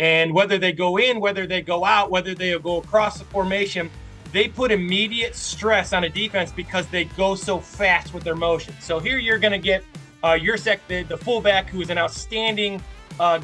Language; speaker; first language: English; native; English